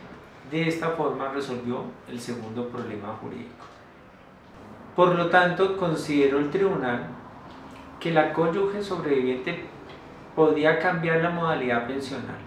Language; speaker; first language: Spanish; native; Spanish